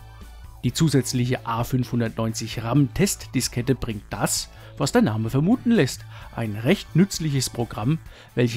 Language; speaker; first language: German; native; German